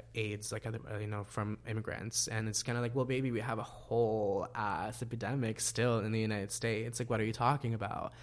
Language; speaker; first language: English; non-native, fluent; Spanish